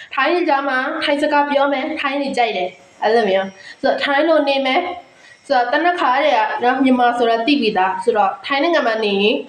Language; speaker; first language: Burmese; non-native, local second language; Mon